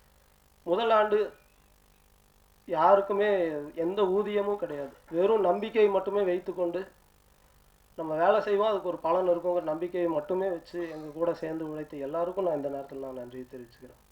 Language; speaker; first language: Tamil; native; Tamil